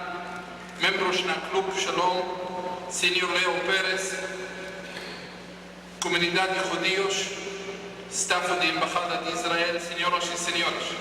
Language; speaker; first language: Spanish; non-native, fluent; Hebrew